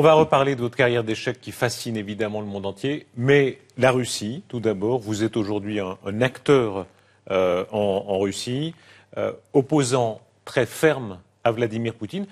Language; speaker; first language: French; native; French